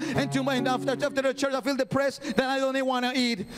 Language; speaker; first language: English; non-native, fluent; Spanish